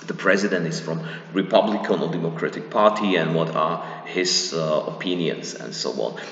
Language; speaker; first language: English; non-native, fluent; Slovak